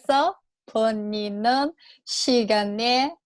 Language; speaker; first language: Korean; non-native, learner; English